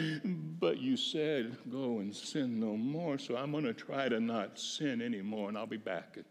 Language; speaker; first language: English; native; English